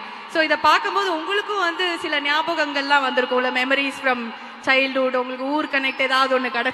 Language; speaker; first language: Tamil; native; Tamil